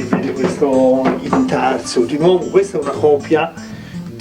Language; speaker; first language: Italian; native; Italian